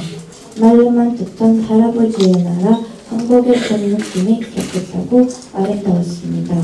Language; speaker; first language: Korean; early bilingual, other home language; Russian